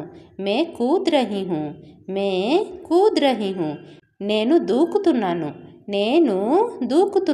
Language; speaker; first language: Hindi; non-native, local second language; Odia